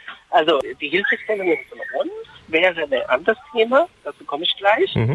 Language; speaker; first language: German; non-native, fluent; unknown